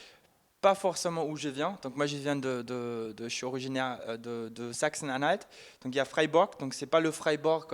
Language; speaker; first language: French; non-native, fluent; German